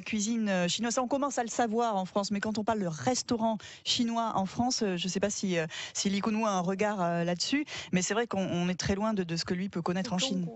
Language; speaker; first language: French; native; French